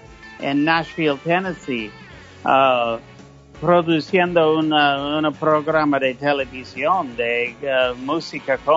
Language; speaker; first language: Spanish; non-native, fluent; English